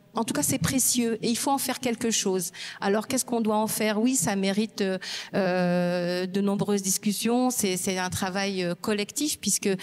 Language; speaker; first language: French; non-native, local second language; Berber languages